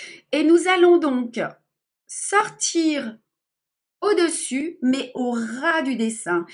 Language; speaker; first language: French; native; French